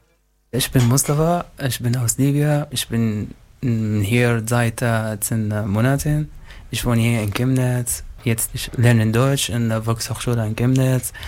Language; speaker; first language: German; non-native, learner; Arabic